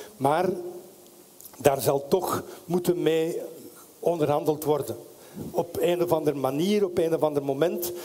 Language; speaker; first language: Dutch; native; Dutch